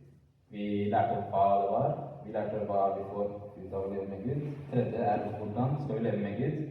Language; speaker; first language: Norwegian; early bilingual, other home language; Amharic